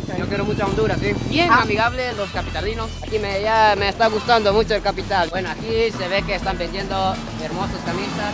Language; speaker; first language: Spanish; non-native, fluent; Japanese